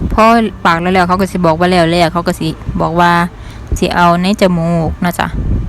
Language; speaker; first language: Thai; native; Thai